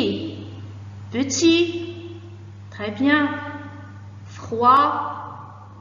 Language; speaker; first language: French; non-native, local second language; Arabic